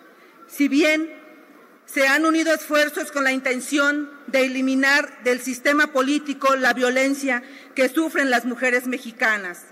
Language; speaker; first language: Spanish; native; Spanish